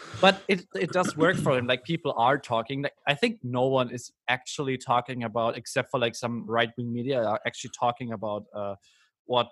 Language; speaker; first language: English; non-native, fluent; German